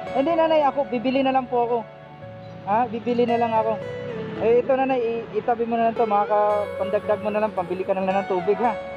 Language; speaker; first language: Filipino; non-native, local second language; Waray